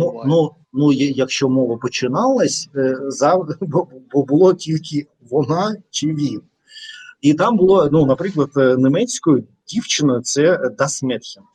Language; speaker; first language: Ukrainian; non-native, fluent; Russian